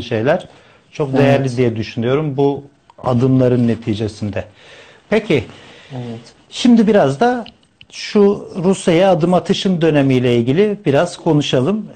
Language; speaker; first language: Turkish; native; Turkish